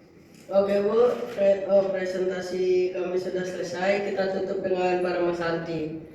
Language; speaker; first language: Indonesian; native; Indonesian